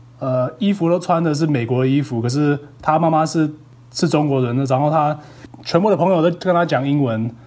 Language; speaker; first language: Chinese; early bilingual, heritage; Chinese